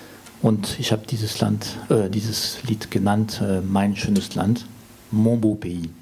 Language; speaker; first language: German; non-native, fluent; French